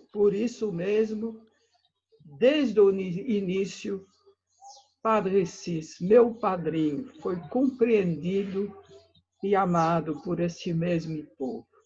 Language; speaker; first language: Portuguese; non-native, fluent; French